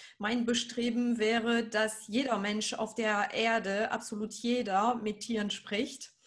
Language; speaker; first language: German; non-native, fluent; French